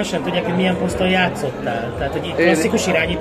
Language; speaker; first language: Hungarian; native; Hungarian